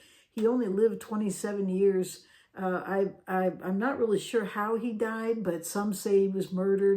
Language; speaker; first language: English; native; English